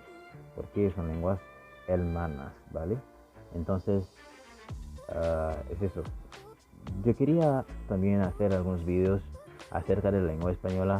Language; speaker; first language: Spanish; non-native, fluent; Haitian Creole